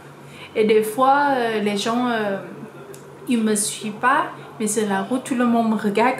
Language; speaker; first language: French; non-native, learner; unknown